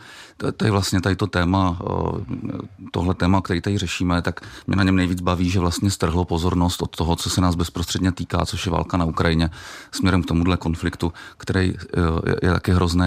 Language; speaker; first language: Czech; native; Czech